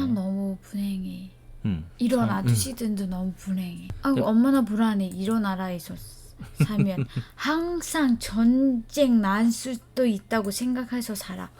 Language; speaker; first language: Korean; non-native, learner; Vietnamese